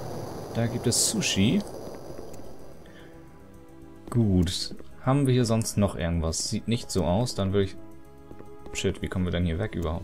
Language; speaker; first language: German; native; German